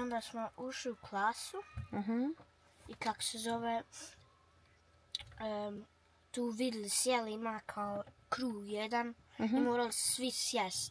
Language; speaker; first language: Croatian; early bilingual, heritage; Bosnian